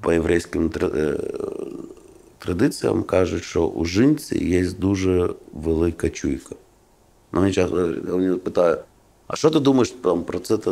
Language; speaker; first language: Ukrainian; non-native, local second language; Russian